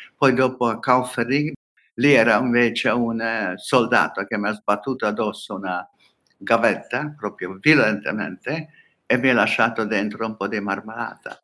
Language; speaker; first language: Italian; non-native, fluent; Hungarian